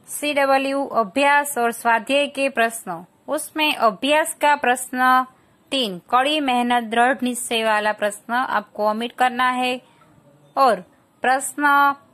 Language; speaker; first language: Hindi; non-native, local second language; Gujarati